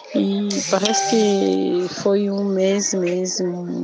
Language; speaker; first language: Portuguese; non-native, fluent; Lingala